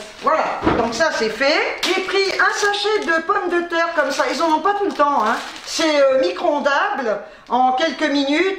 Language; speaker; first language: French; native; French